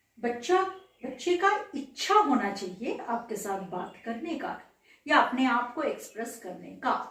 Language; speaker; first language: Hindi; non-native, local second language; Bangla